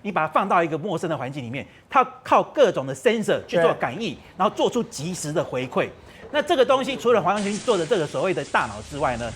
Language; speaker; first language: Chinese; native; Chinese